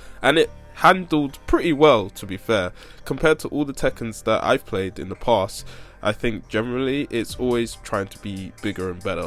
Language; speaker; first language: English; native; English